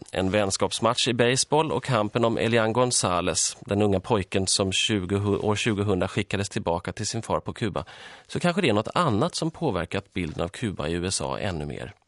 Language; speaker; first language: Swedish; early bilingual, other home language; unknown